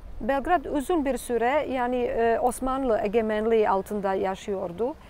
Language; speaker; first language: Turkish; non-native, fluent; Serbian